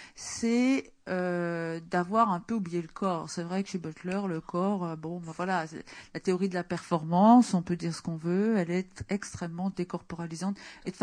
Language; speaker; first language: French; native; French